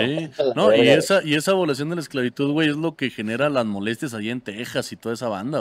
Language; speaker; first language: Spanish; native; Spanish